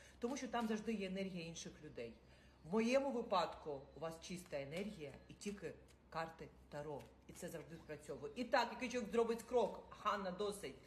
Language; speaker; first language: Ukrainian; non-native, local second language; Russian